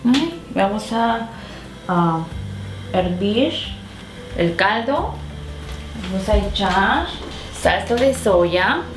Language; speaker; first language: Spanish; non-native, fluent; Korean